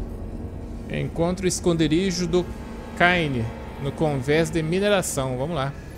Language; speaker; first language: Portuguese; native; Portuguese